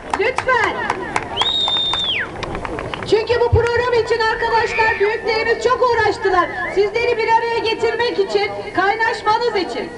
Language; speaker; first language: Turkish; native; Turkish